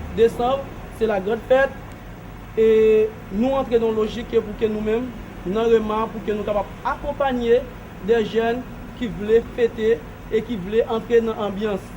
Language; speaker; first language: French; non-native, local second language; Haitian Creole